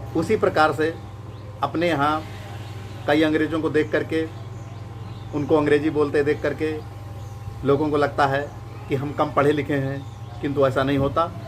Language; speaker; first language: Hindi; native; Hindi